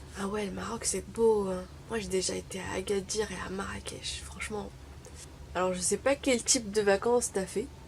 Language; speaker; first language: French; non-native, local second language; Arabic